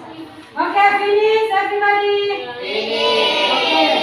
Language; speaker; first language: English; non-native, learner; Indonesian